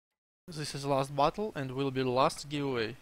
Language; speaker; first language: English; non-native, learner; Russian